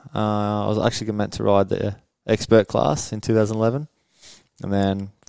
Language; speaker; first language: English; early bilingual, other home language; Swedish